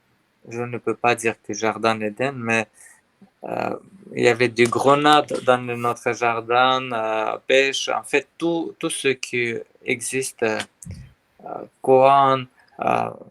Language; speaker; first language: French; non-native, learner; Armenian